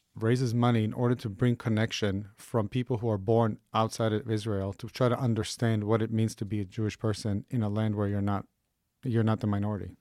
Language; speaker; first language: English; early bilingual, other home language; Hebrew